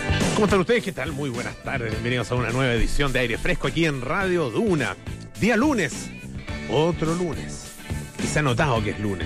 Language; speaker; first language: Spanish; native; Spanish